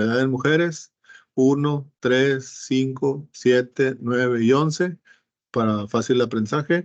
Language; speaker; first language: Spanish; native; Spanish